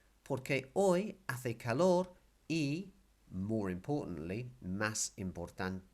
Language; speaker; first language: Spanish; non-native, fluent; English